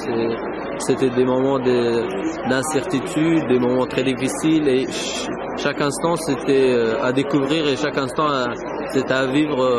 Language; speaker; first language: French; non-native, fluent; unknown